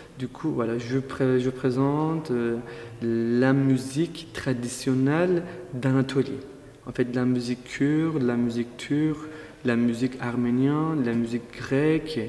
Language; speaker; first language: French; non-native, fluent; Kurdish